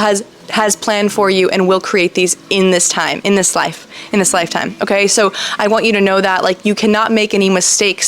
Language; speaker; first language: English; native; English